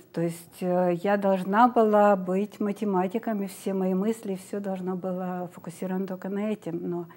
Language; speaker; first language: Russian; native; Russian